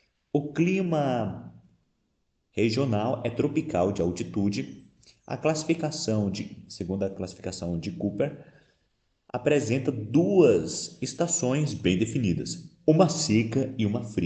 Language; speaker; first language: Portuguese; native; Portuguese